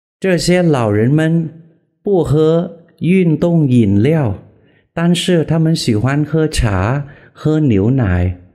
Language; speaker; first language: Chinese; non-native, fluent; Vietnamese